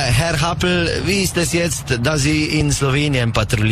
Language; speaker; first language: German; non-native, learner; Slovenian